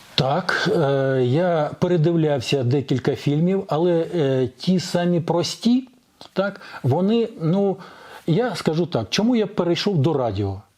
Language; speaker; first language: Ukrainian; non-native, local second language; Russian